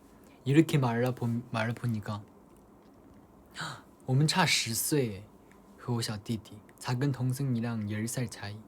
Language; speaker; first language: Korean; non-native, fluent; Chinese